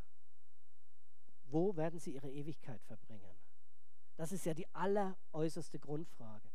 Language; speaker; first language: German; native; German